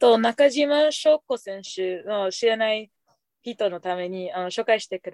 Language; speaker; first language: Japanese; non-native, fluent; English